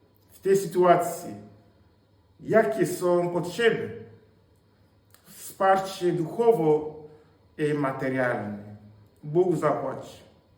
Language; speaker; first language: Polish; non-native, fluent; Swahili